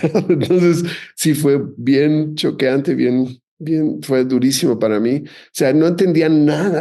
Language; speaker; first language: Spanish; native; Spanish